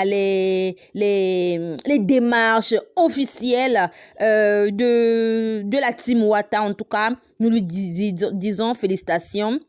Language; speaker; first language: French; non-native, local second language; Lingala